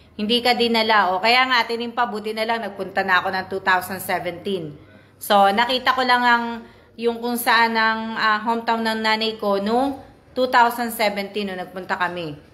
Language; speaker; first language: Filipino; native; Filipino